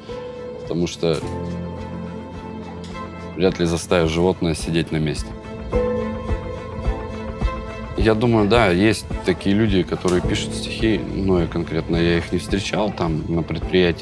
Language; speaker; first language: Russian; native; Russian